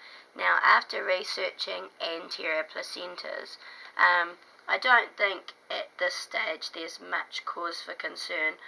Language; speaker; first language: English; native; English